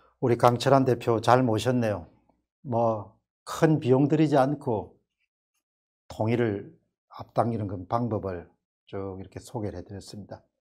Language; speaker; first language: Korean; native; Korean